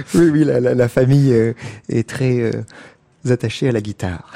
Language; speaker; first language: French; native; French